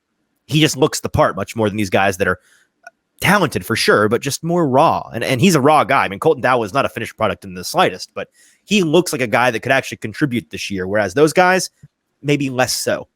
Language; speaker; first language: English; native; English